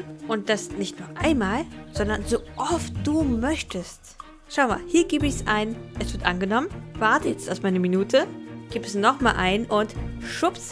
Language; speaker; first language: German; native; German